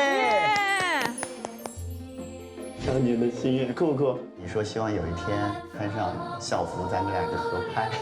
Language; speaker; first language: Chinese; native; Chinese